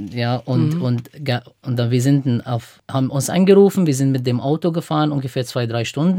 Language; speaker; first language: German; non-native, fluent; Arabic